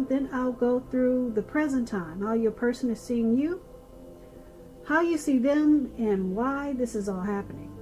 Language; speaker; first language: English; native; English